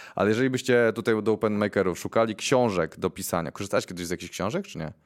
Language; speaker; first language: Polish; native; Polish